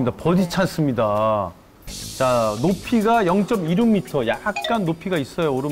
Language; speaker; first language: Korean; native; Korean